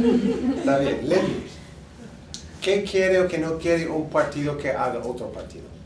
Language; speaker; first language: Spanish; non-native, fluent; English